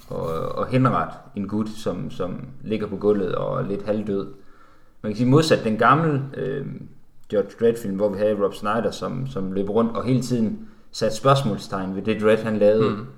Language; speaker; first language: Danish; native; Danish